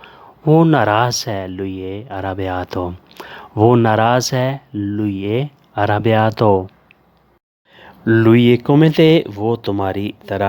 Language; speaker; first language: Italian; non-native, learner; Urdu